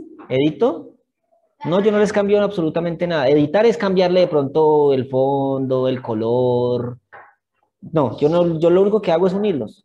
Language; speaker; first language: Spanish; native; Spanish